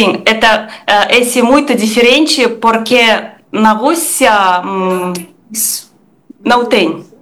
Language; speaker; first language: Portuguese; non-native, learner; Russian